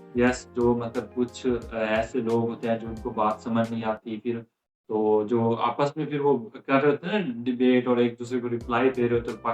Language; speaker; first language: Hindi; native; Hindi